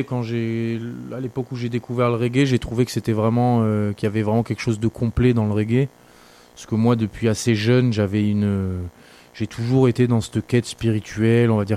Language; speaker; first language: French; native; French